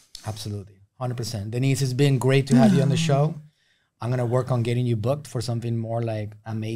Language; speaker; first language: English; native; English